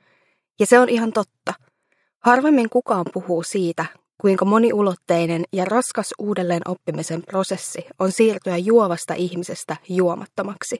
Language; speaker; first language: Finnish; native; Finnish